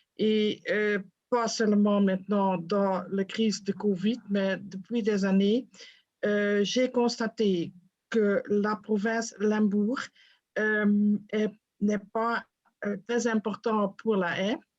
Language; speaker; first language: French; non-native, fluent; Dutch